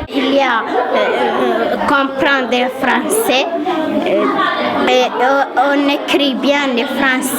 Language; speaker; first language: French; non-native, learner; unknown